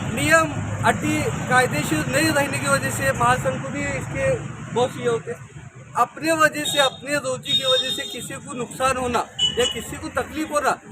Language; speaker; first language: Hindi; non-native, local second language; Urdu